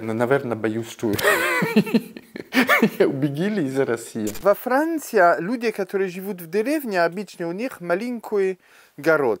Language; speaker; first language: Russian; non-native, fluent; French